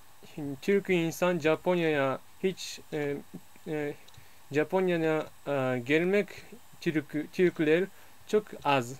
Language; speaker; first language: Turkish; non-native, learner; Japanese